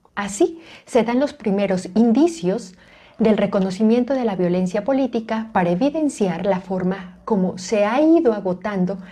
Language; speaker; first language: Spanish; native; Spanish